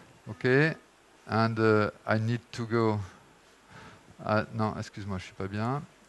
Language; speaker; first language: French; native; French